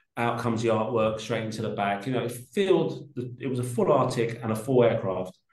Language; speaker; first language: English; native; English